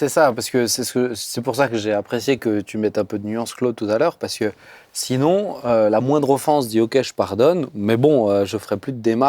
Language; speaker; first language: French; native; French